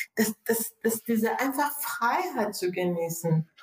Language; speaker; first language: German; non-native, fluent; Persian